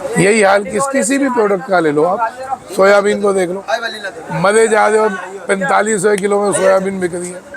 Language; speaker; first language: Hindi; native; Hindi